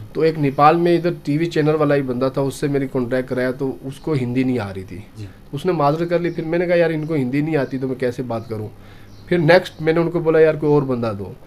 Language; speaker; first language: Urdu; native; Urdu